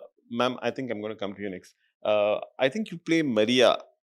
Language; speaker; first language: English; non-native, local second language; Tamil